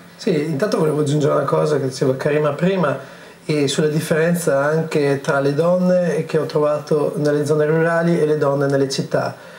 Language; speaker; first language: Italian; native; Italian